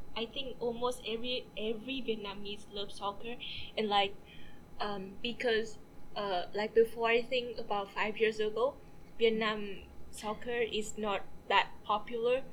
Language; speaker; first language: English; non-native, fluent; Vietnamese